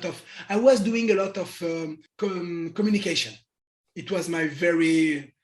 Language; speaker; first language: English; non-native, learner; French